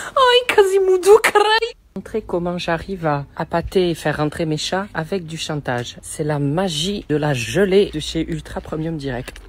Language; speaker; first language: French; early bilingual, other home language; Portuguese